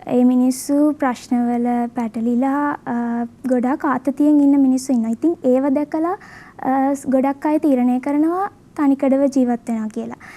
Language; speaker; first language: Sinhala; native; Sinhala